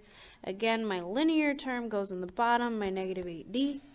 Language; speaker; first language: English; native; English